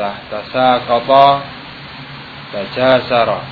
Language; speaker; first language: Arabic; non-native, fluent; Indonesian